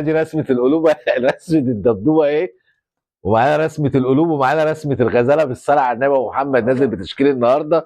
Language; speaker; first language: Arabic; native; Arabic